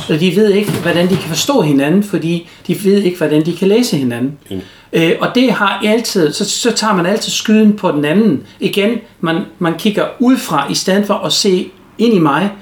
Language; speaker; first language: Danish; native; Danish